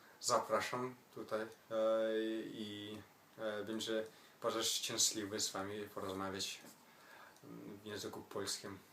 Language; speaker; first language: Polish; non-native, learner; Kazakh